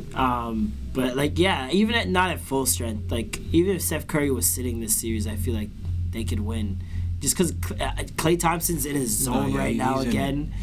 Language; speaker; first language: English; native; English